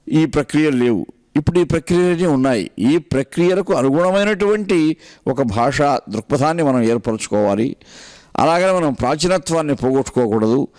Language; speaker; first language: Telugu; native; Telugu